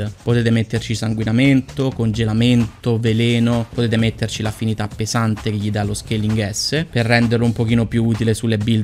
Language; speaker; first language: Italian; native; Italian